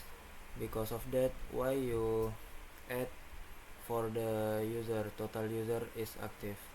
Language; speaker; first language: English; non-native, learner; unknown